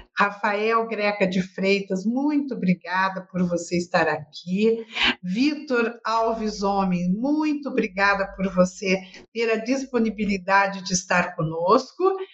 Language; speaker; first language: Portuguese; native; Portuguese